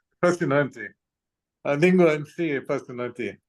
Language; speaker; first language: Portuguese; non-native, fluent; English